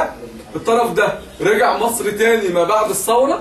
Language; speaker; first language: Arabic; native; Arabic